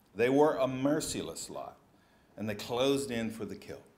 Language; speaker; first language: English; native; English